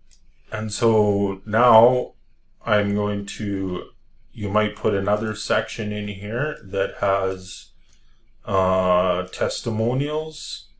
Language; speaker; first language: English; native; English